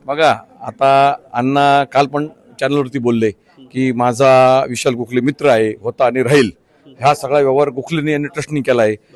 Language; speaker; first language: Marathi; native; Marathi